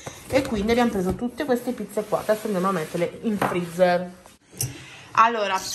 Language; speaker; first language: Italian; native; Italian